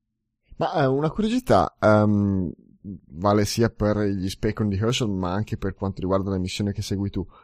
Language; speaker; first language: Italian; native; Italian